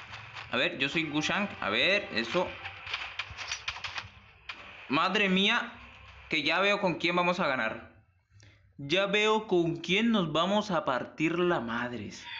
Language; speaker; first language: Spanish; native; Spanish